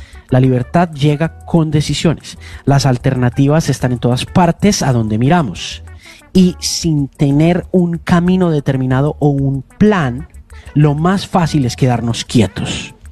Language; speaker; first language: Spanish; native; Spanish